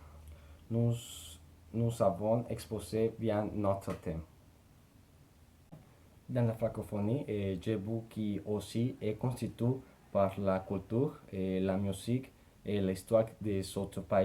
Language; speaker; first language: French; non-native, learner; Spanish